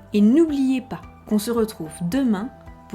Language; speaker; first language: French; native; French